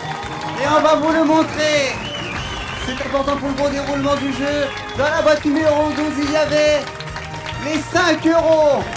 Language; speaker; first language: French; native; French